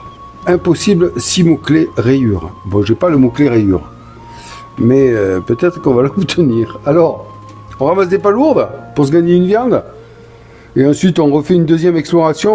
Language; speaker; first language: French; native; French